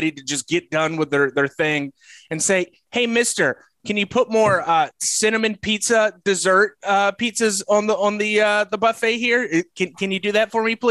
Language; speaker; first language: English; native; English